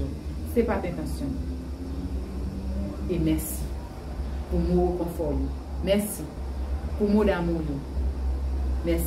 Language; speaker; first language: French; non-native, learner; Haitian Creole